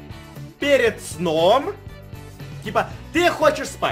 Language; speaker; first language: Russian; native; Russian